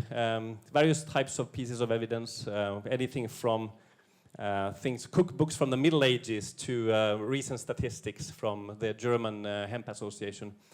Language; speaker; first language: English; non-native, fluent; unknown